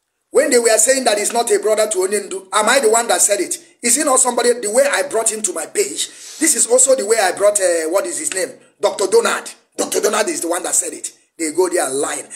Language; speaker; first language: English; non-native, local second language; Igbo